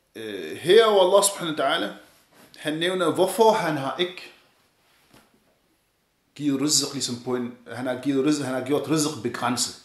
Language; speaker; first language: Danish; early bilingual, other home language; Arabic